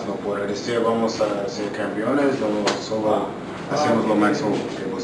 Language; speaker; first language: Spanish; non-native, learner; English